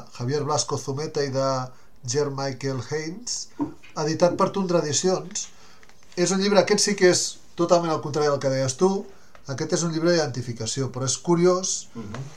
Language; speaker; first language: Catalan; native; Catalan